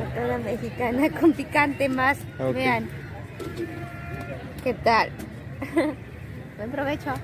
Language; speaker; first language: Spanish; native; Spanish